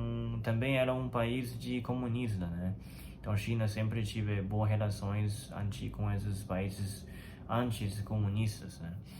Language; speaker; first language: Portuguese; non-native, fluent; Chinese